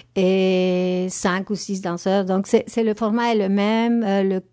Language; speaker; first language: French; non-native, fluent; Spanish